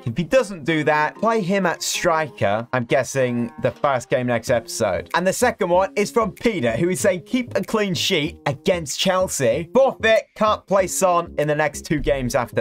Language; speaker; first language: English; native; English